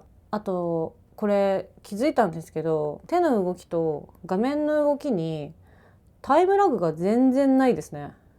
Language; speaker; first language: Japanese; native; Japanese